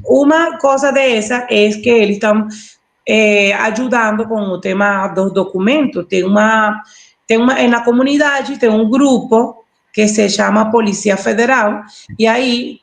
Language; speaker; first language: Portuguese; non-native, learner; Spanish